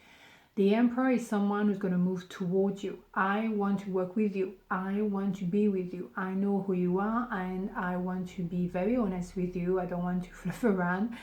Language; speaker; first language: English; non-native, fluent; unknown